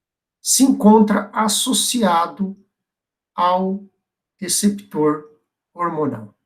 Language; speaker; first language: Portuguese; native; Portuguese